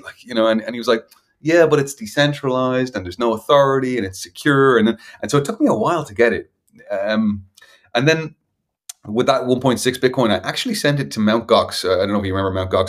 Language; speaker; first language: English; native; English